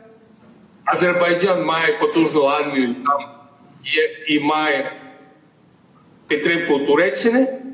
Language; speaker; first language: Ukrainian; non-native, fluent; Georgian